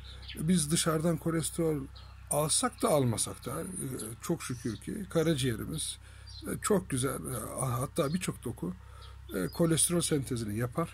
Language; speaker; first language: Turkish; native; Turkish